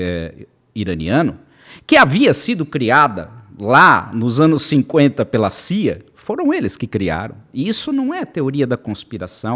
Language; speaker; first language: Portuguese; native; Portuguese